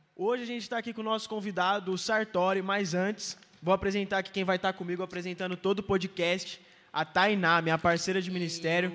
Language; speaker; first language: Portuguese; native; Portuguese